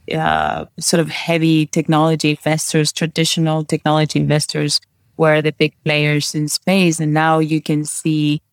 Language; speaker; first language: English; non-native, fluent; Spanish